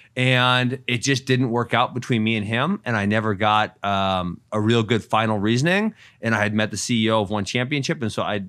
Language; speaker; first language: English; native; English